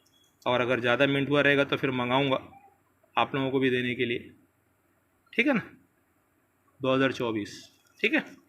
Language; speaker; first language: Hindi; native; Hindi